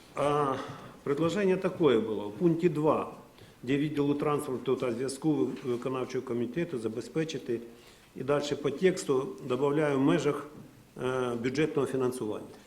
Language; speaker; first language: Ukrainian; non-native, local second language; Russian